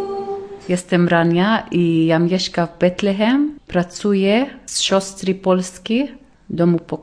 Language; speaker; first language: Polish; early bilingual, heritage; Arabic